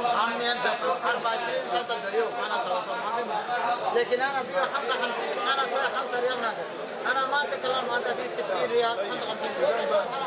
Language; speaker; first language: Arabic; non-native, learner; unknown